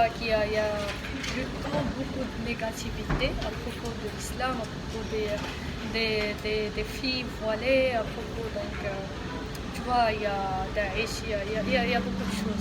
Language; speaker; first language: French; non-native, local second language; Arabic